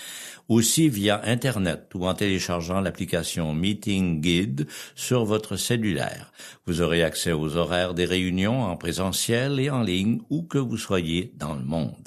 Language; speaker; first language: French; native; French